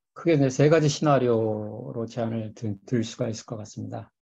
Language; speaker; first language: Korean; native; Korean